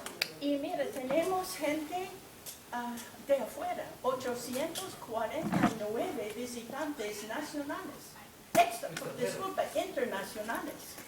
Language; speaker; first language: Spanish; non-native, fluent; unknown